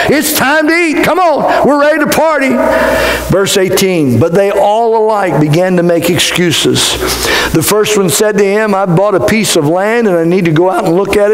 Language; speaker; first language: English; native; English